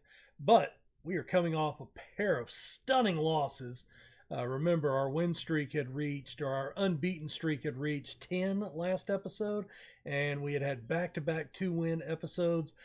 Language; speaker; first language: English; native; English